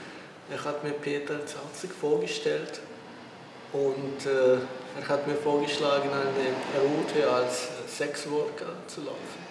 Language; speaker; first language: German; non-native, fluent; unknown